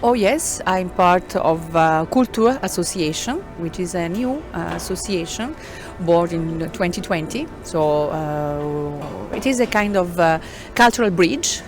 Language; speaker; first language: English; non-native, fluent; Italian